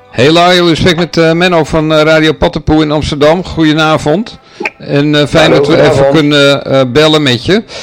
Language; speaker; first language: Dutch; native; Dutch